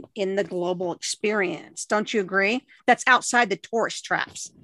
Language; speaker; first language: English; native; English